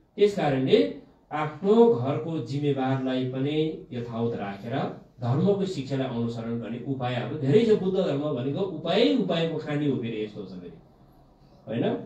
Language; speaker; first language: Nepali; non-native, local second language; Gurung